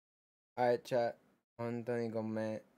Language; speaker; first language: Japanese; early bilingual, heritage; Japanese